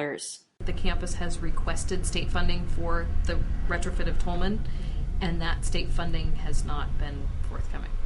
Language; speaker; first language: English; native; English